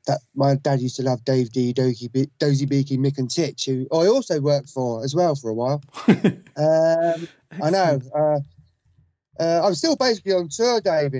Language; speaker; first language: English; native; English